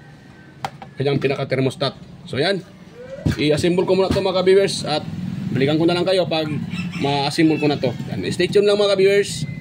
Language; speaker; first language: Filipino; native; Filipino